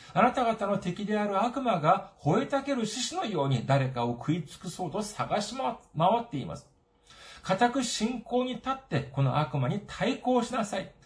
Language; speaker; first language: Japanese; non-native, fluent; Korean